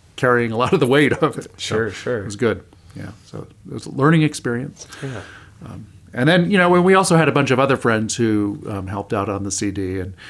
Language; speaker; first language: English; native; English